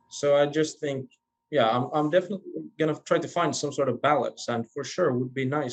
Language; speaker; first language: English; non-native, fluent; Swedish